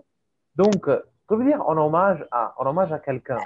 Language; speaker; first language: French; native; French